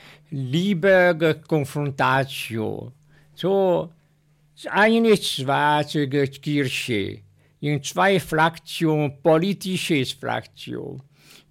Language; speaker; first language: German; non-native, learner; Chinese